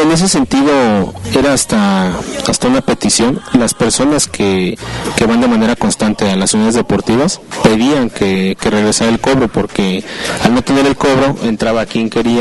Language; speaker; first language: Spanish; native; Spanish